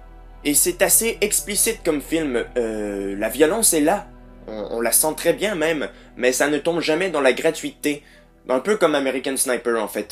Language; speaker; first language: French; native; French